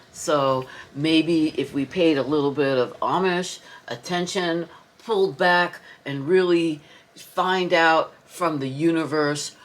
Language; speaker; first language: English; native; English